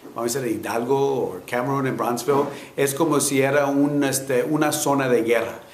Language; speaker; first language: Spanish; early bilingual, heritage; Spanish